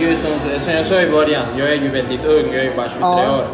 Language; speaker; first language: Swedish; early bilingual, other home language; Spanish